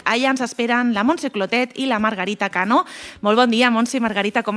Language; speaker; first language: Catalan; native; Catalan